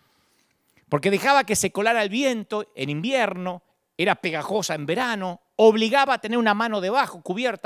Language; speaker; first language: Spanish; native; Spanish